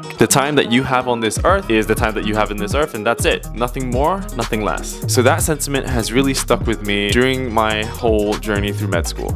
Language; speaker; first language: English; native; English